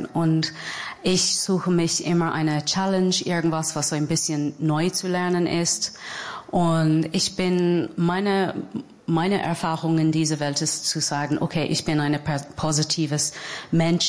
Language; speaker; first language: German; non-native, fluent; English